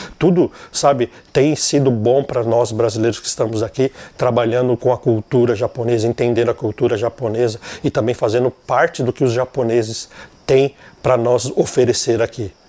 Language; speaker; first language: Portuguese; native; Portuguese